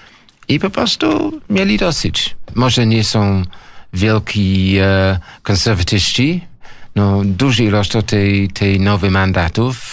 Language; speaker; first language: Polish; non-native, fluent; English